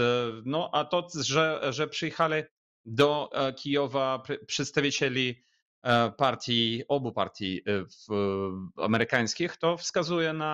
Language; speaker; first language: Polish; non-native, fluent; Ukrainian